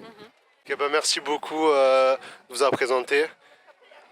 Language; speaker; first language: French; native; French